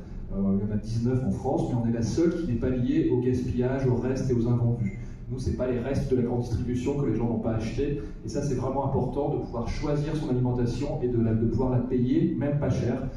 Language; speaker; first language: French; native; French